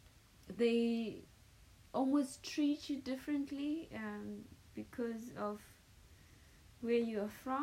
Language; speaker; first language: English; non-native, local second language; Northern Sotho